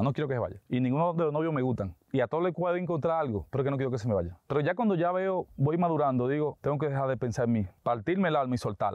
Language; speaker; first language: Spanish; native; Spanish